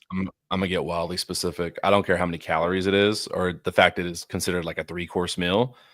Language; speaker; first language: English; native; English